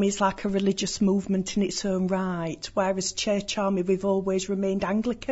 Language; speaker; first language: English; native; English